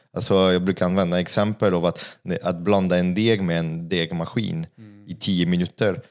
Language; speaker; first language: Swedish; non-native, fluent; French